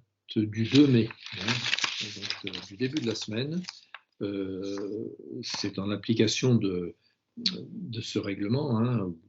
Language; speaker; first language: French; native; French